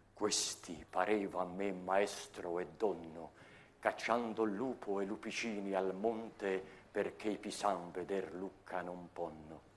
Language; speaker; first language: Italian; native; Italian